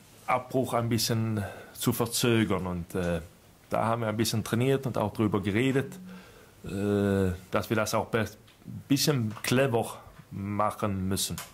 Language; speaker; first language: German; non-native, fluent; Swedish